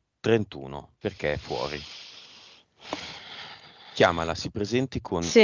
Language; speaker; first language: Italian; native; Italian